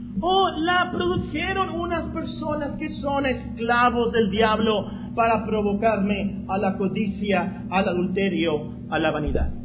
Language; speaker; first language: Spanish; non-native, fluent; English